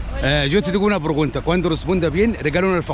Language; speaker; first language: Spanish; non-native, learner; Arabic